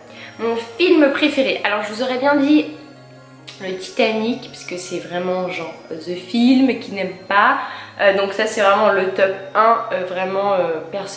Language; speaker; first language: French; native; French